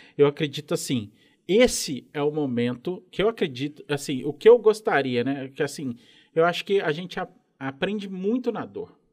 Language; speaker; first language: Portuguese; native; Portuguese